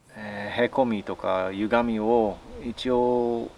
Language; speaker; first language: Japanese; non-native, fluent; English